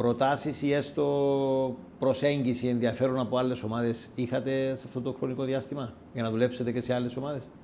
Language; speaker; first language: Greek; native; Greek